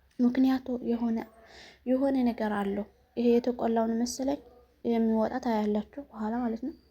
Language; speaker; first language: Amharic; non-native, local second language; Tigrinya